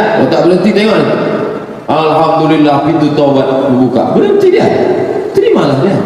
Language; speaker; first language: Malay; native; Malay